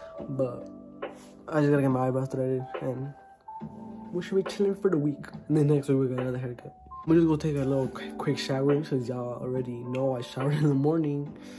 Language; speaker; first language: English; early bilingual, other home language; Spanish